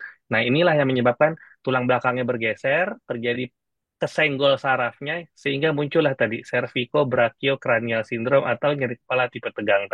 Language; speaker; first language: Indonesian; native; Indonesian